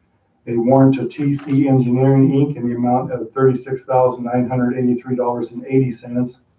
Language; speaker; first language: English; native; English